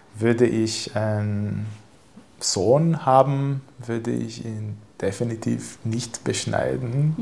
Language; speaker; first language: German; non-native, fluent; Hebrew